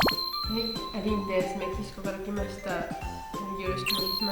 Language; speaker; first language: Japanese; non-native, learner; Spanish